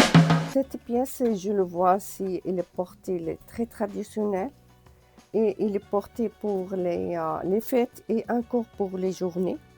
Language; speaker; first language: French; non-native, learner; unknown